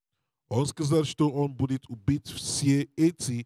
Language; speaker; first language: Russian; non-native, learner; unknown